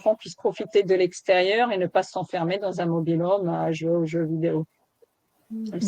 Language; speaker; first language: French; native; French